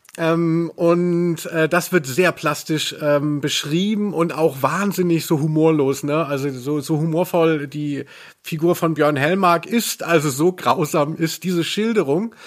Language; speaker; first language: German; native; German